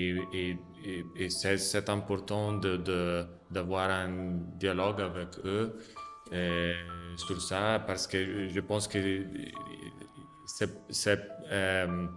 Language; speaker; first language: French; non-native, fluent; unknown